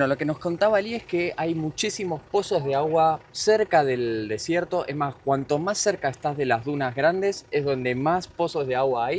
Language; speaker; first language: Spanish; native; Spanish